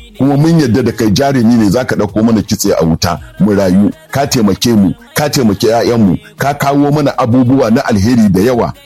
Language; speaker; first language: Hausa; native; Hausa